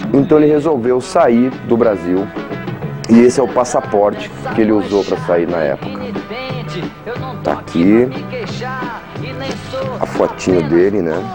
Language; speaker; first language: Portuguese; native; Portuguese